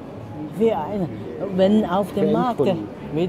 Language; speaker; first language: German; non-native, learner; Chinese